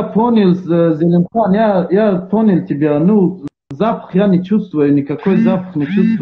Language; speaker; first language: Russian; non-native, learner; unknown